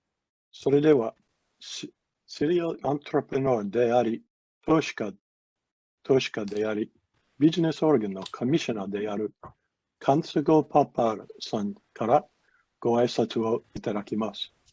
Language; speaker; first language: Japanese; non-native, fluent; English